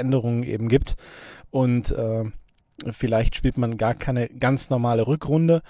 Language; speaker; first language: German; native; German